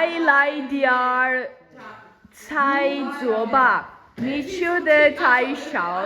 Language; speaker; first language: Chinese; non-native, learner; Georgian